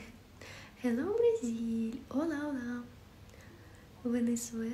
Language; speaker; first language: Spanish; non-native, learner; Ukrainian